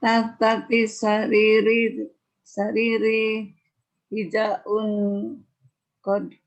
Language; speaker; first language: Arabic; non-native, learner; Indonesian